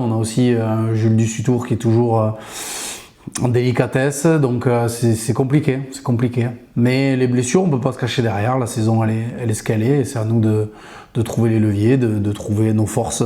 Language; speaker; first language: French; native; French